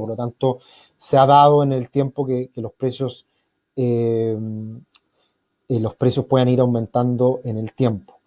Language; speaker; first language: Spanish; native; Spanish